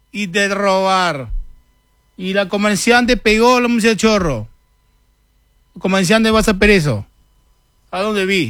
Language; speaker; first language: Spanish; non-native, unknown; Chinese